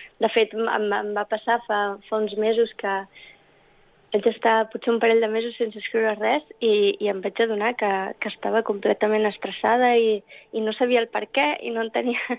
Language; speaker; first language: Catalan; early bilingual, other home language; English